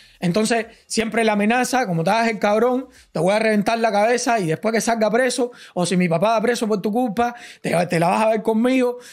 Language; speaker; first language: Spanish; native; Spanish